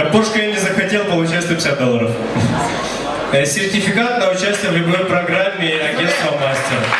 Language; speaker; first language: Russian; native; Russian